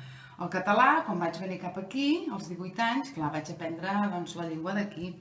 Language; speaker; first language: Catalan; non-native, fluent; German